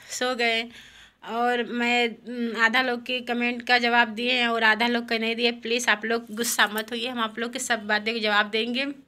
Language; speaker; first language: Hindi; native; Hindi